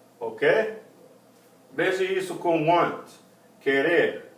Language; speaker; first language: Portuguese; non-native, fluent; English